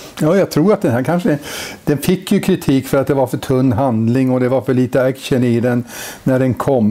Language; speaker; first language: Swedish; native; Swedish